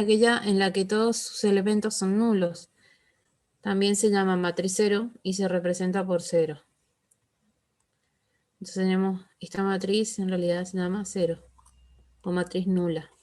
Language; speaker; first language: Spanish; native; Spanish